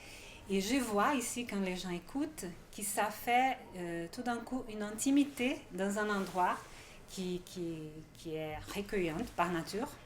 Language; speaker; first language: French; non-native, fluent; Portuguese